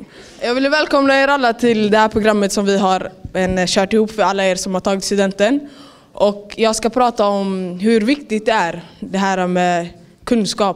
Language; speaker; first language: Swedish; early bilingual, other home language; Somali